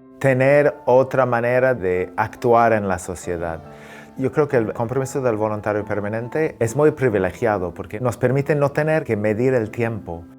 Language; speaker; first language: Spanish; non-native, fluent; English